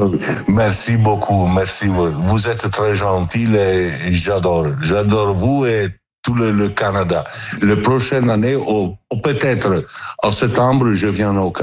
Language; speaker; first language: French; non-native, learner; Italian